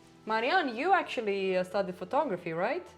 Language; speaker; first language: English; non-native, fluent; Romanian